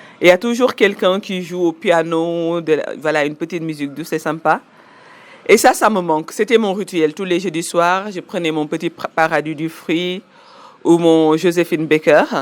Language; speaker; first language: French; non-native, local second language; Wolof